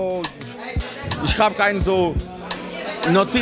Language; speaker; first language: German; non-native, fluent; Polish